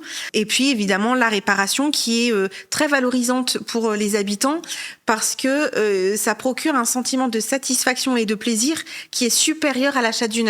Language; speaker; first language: French; native; French